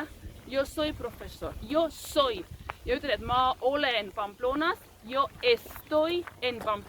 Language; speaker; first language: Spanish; non-native, fluent; Estonian